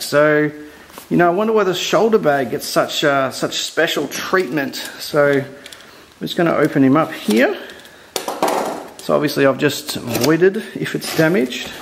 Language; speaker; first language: English; native; English